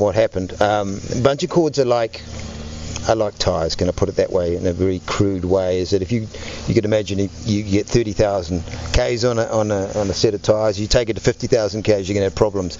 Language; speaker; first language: English; native; English